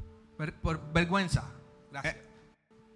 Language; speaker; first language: Spanish; early bilingual, heritage; Spanish